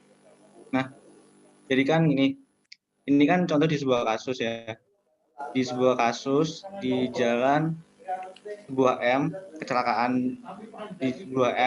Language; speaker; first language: Indonesian; native; Indonesian